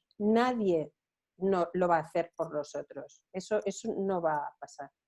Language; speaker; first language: Spanish; non-native, local second language; Catalan